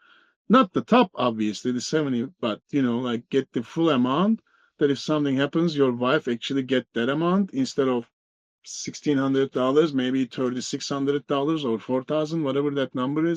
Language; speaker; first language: English; non-native, fluent; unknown